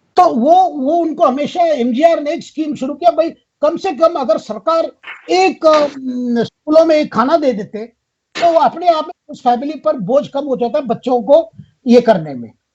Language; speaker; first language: Hindi; non-native, local second language; Tamil